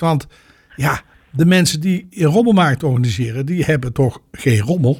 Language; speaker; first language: Dutch; native; Dutch